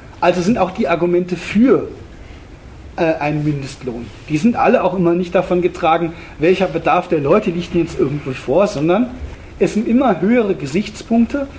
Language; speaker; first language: German; native; German